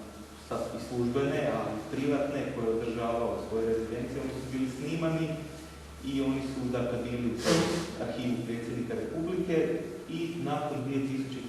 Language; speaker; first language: Croatian; native; Croatian